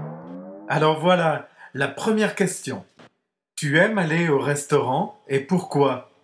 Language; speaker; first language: French; non-native, fluent; English